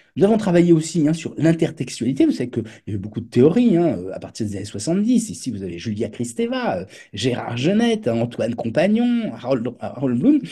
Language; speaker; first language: French; native; French